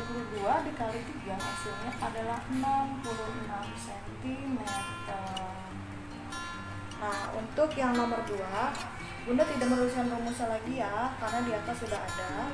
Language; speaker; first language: Indonesian; native; Indonesian